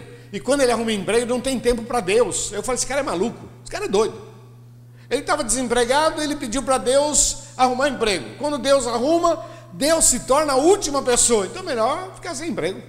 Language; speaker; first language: Portuguese; native; Portuguese